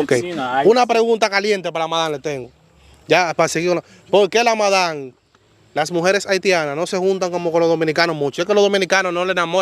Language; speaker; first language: Spanish; native; Spanish